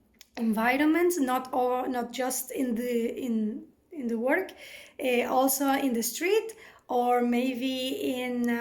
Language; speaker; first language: English; non-native, fluent; Spanish